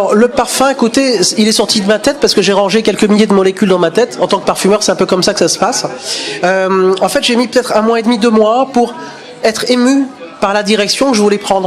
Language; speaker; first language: French; native; French